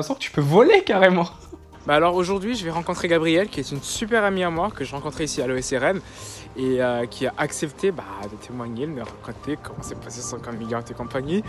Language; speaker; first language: French; non-native, local second language; Rundi